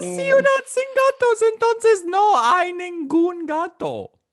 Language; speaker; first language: Spanish; non-native, fluent; English